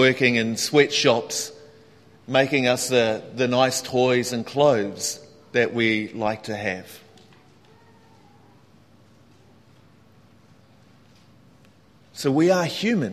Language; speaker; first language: English; native; English